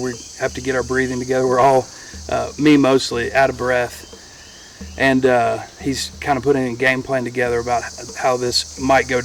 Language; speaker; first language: English; native; English